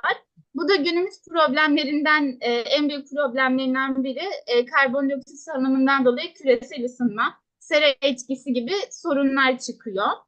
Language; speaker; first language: Turkish; native; Turkish